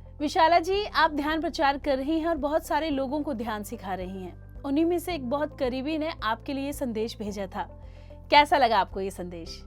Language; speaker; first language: Hindi; native; Hindi